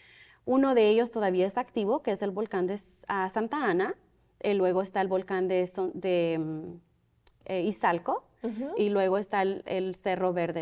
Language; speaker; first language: Spanish; early bilingual, other home language; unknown